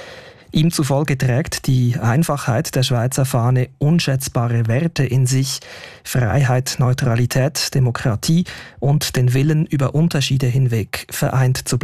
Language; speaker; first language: German; native; German